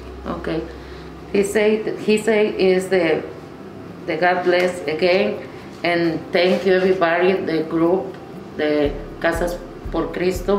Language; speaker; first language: English; non-native, learner; Spanish